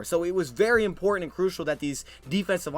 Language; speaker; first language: English; native; English